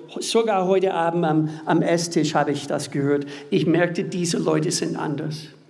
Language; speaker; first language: German; non-native, fluent; English